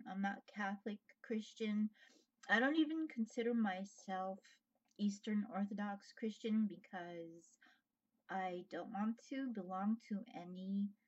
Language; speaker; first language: English; native; English